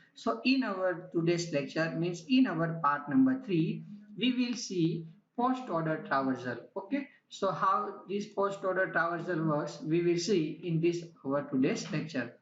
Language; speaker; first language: English; non-native, local second language; Gujarati